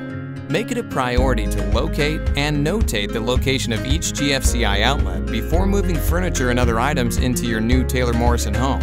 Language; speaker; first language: English; native; English